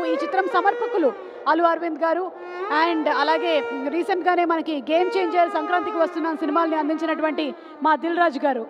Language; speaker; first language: Telugu; native; Telugu